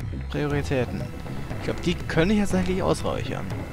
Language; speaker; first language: German; native; German